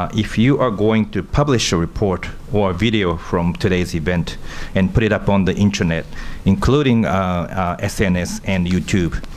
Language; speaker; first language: English; non-native, fluent; Japanese